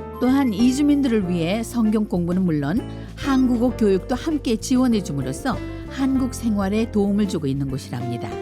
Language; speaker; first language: Korean; native; Korean